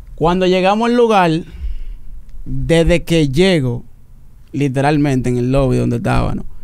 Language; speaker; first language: Spanish; early bilingual, heritage; Spanish